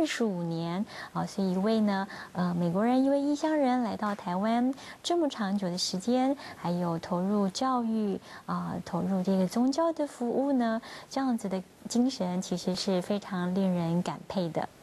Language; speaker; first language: Chinese; native; Chinese